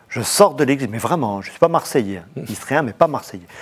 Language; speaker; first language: French; native; French